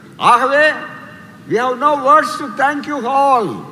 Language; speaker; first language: English; non-native, local second language; Tamil